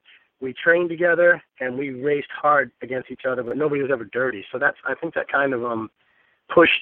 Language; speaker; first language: English; native; English